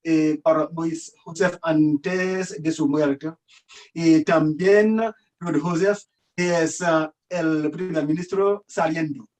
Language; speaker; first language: Spanish; non-native, learner; Haitian Creole